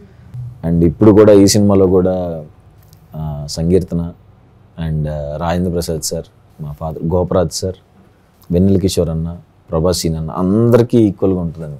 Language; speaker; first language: Telugu; native; Telugu